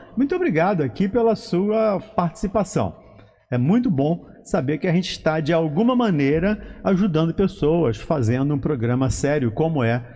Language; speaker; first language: Portuguese; native; Portuguese